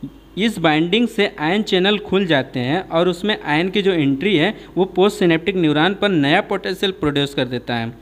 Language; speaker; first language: Hindi; native; Hindi